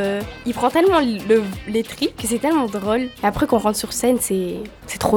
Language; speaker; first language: French; native; French